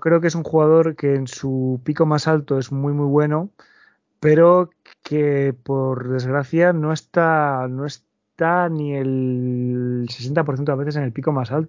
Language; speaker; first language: Spanish; native; Spanish